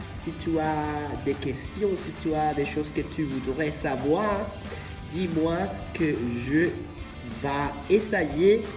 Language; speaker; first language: French; non-native, learner; Spanish